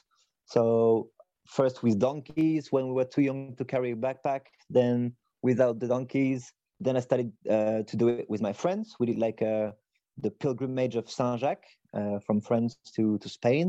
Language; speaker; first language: English; non-native, fluent; French